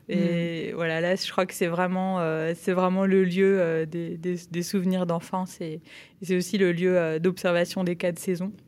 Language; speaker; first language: French; native; French